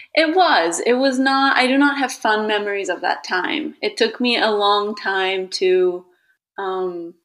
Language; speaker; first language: English; early bilingual, other home language; Italian